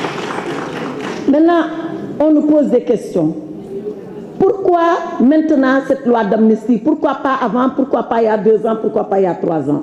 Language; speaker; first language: French; non-native, local second language; Wolof